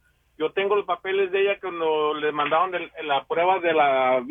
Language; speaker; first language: Spanish; early bilingual, heritage; Spanish